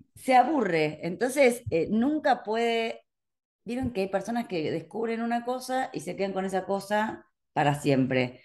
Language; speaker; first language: Spanish; native; Spanish